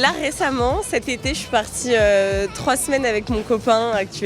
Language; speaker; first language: French; native; French